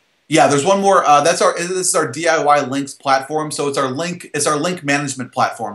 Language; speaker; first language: English; native; English